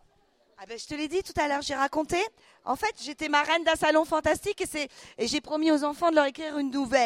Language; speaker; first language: French; native; French